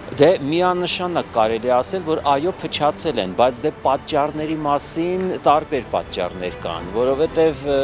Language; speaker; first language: Armenian; native; Armenian